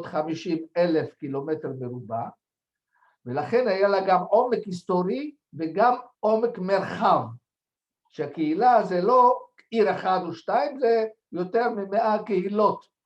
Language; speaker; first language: Hebrew; non-native, fluent; French